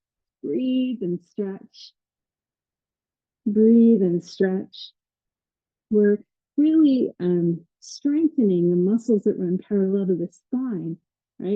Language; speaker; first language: English; native; English